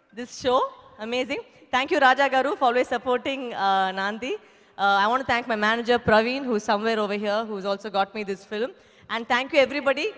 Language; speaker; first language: Telugu; non-native, fluent; Tamil